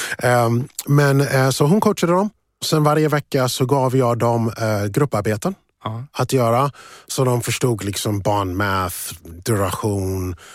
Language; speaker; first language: Swedish; early bilingual, other home language; English